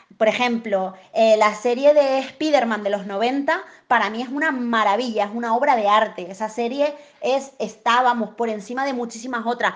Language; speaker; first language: Spanish; native; Spanish